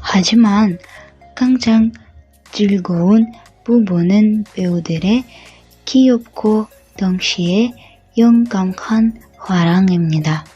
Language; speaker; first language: Korean; non-native, learner; Russian